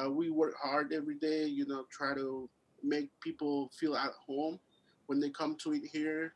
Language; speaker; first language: English; early bilingual, other home language; Spanish